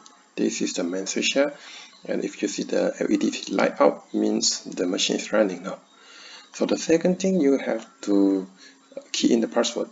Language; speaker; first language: English; non-native, learner; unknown